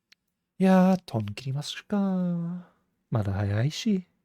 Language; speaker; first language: Japanese; non-native, fluent; English